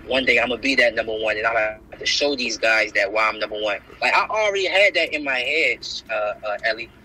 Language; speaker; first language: English; native; English